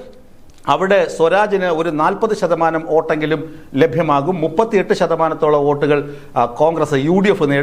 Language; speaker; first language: Malayalam; native; Malayalam